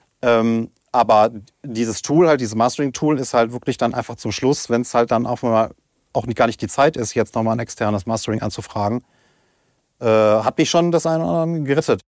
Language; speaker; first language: German; native; German